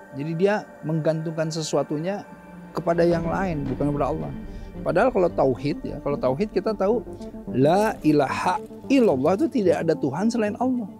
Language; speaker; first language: Indonesian; non-native, local second language; Sundanese